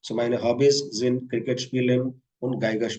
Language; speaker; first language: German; non-native, fluent; Hindi